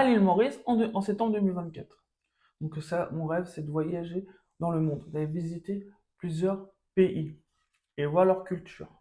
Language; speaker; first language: French; native; French